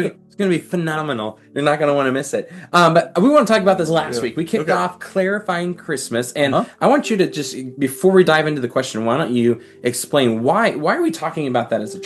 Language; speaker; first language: English; native; English